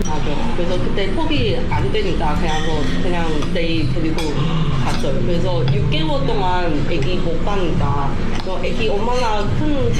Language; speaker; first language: Korean; non-native, learner; Chinese